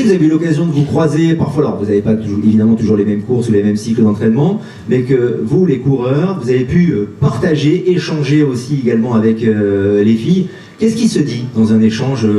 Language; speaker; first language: French; native; French